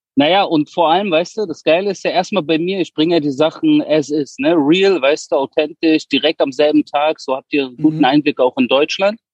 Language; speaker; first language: German; early bilingual, other home language; Persian